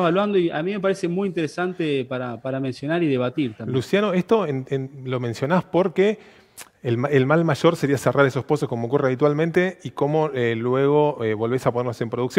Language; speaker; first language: Spanish; native; Spanish